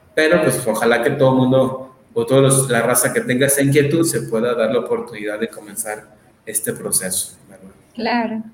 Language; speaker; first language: Spanish; native; Spanish